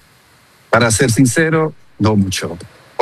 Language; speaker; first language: Spanish; non-native, fluent; Dutch